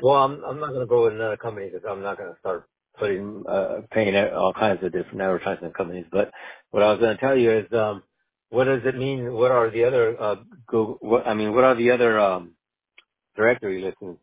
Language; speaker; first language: English; native; English